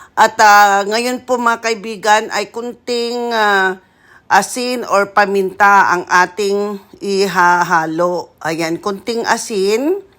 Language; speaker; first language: Filipino; non-native, local second language; Iloko